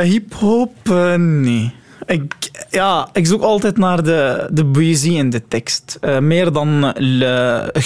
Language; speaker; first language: Dutch; non-native, learner; Arabic